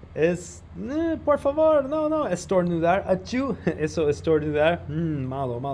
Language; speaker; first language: Spanish; non-native, fluent; English